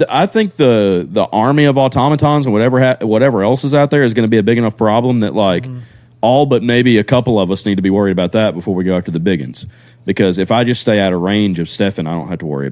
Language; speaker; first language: English; native; English